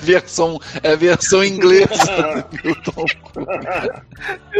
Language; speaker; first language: Portuguese; native; Portuguese